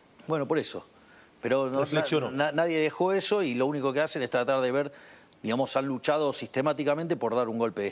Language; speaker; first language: Spanish; native; Spanish